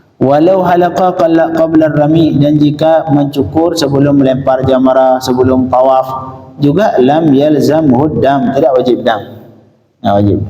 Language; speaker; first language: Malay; native; Malay